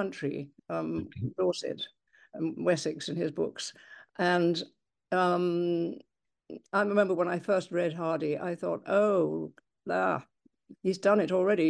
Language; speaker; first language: English; native; English